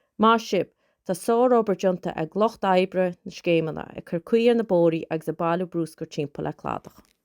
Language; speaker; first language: Irish; native; Irish